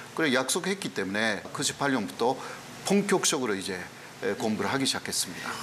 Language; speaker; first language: Korean; non-native, fluent; Japanese